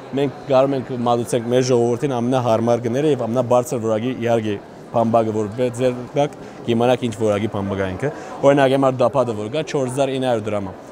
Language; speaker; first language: Armenian; early bilingual, heritage; Armenian